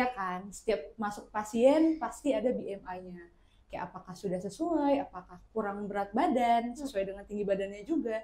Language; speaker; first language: Indonesian; native; Indonesian